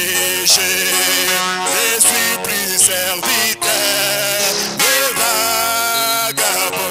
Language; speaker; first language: French; non-native, local second language; Swahili